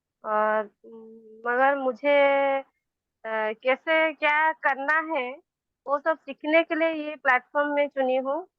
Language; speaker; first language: Hindi; non-native, local second language; Odia